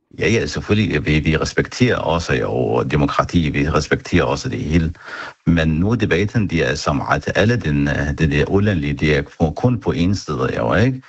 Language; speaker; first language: Danish; non-native, fluent; Arabic